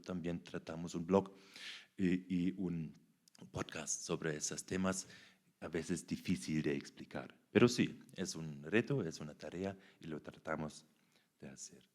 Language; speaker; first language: Spanish; non-native, fluent; German